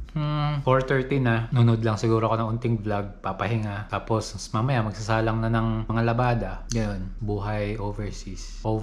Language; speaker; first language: Filipino; native; Filipino